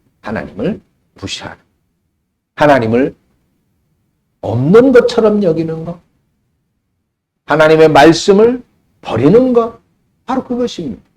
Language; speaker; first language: Korean; native; Korean